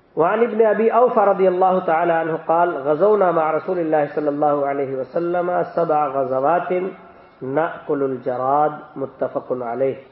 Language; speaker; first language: Urdu; native; Urdu